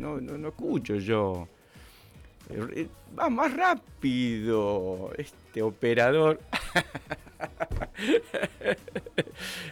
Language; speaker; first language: Spanish; native; Spanish